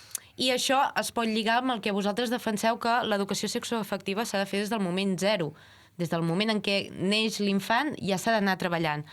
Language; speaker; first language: Catalan; native; Catalan